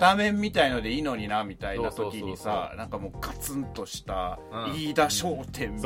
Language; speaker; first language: Japanese; native; Japanese